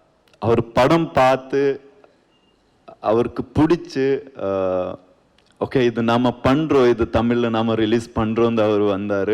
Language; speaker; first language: Tamil; non-native, learner; Kannada